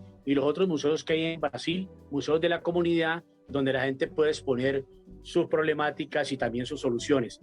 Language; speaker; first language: Spanish; native; Spanish